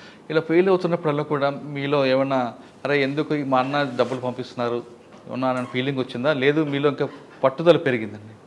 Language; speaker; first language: Telugu; native; Telugu